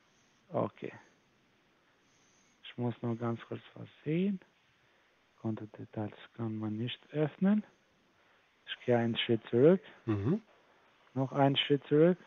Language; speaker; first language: German; non-native, fluent; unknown